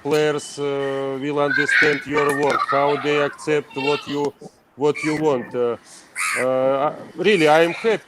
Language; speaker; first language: English; non-native, learner; Russian